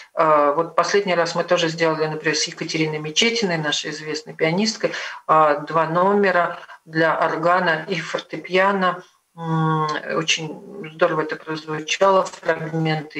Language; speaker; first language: Russian; native; Russian